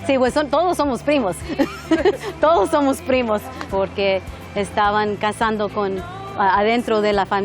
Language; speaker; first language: Spanish; non-native, learner; English